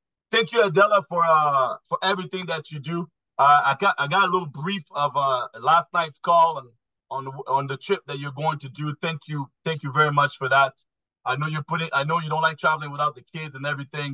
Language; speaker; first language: English; non-native, fluent; French